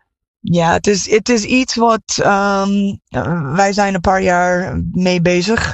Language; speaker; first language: Dutch; non-native, fluent; English